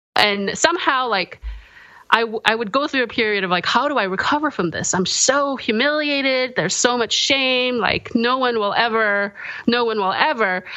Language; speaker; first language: English; early bilingual, other home language; Korean